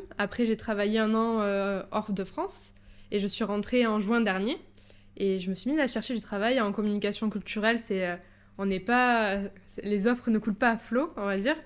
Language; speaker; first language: French; native; French